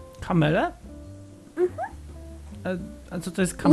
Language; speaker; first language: Polish; native; Polish